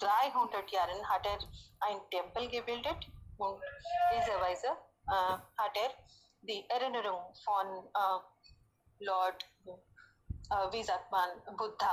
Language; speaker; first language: German; non-native, learner; Hindi